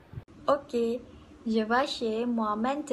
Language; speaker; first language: French; non-native, learner; Malay